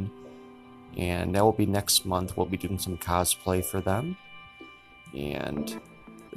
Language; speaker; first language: English; native; English